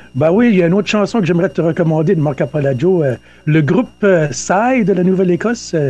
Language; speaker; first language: French; native; French